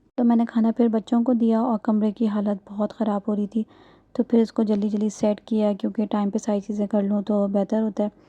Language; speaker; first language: Urdu; native; Urdu